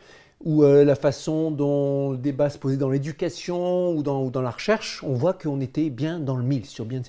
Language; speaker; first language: French; native; French